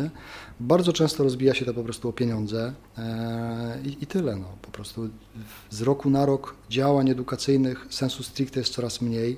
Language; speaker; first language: Polish; native; Polish